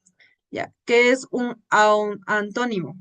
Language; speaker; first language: Spanish; native; Spanish